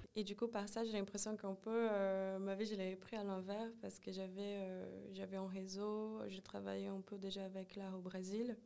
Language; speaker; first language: French; non-native, fluent; Portuguese